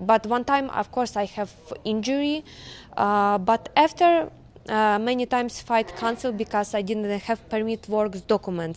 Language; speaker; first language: English; non-native, learner; Ukrainian